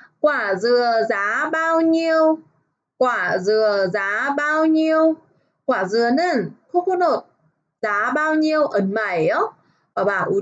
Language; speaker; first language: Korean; non-native, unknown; Vietnamese